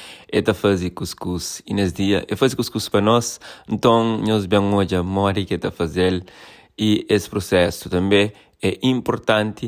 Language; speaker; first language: Portuguese; non-native, local second language; Kabuverdianu